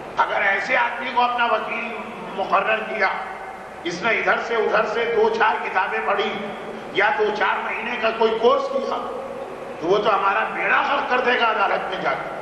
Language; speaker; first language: Urdu; native; Urdu